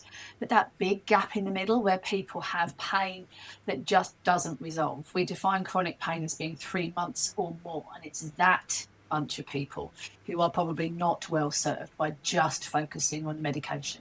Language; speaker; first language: English; native; English